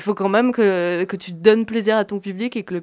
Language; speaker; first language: French; native; French